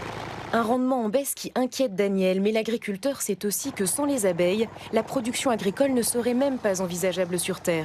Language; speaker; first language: French; native; French